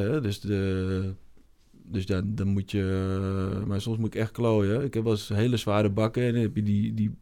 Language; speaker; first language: Dutch; native; Dutch